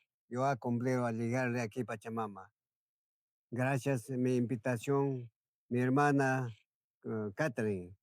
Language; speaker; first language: Spanish; non-native, local second language; Quechua